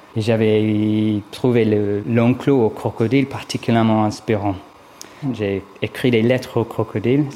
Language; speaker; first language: French; non-native, fluent; English